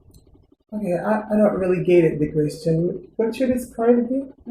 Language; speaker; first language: English; non-native, learner; Indonesian